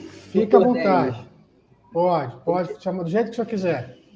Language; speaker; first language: Portuguese; native; Portuguese